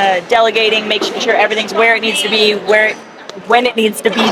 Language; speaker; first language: English; native; English